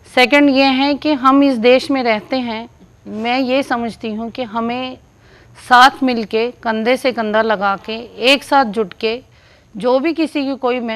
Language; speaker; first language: Hindi; native; Hindi